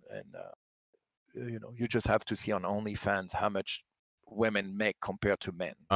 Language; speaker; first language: English; non-native, fluent; French